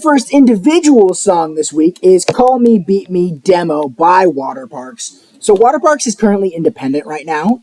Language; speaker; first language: English; native; English